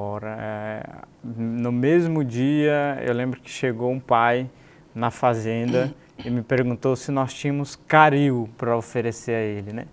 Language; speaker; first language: Portuguese; native; Portuguese